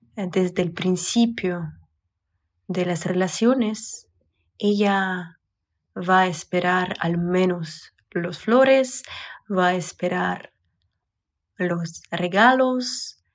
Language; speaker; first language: Spanish; non-native, fluent; Russian